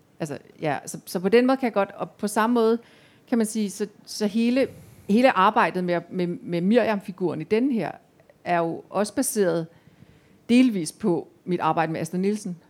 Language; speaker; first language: Danish; native; Danish